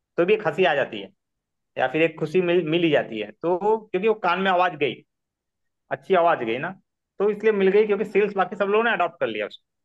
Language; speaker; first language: Hindi; non-native, local second language; Marathi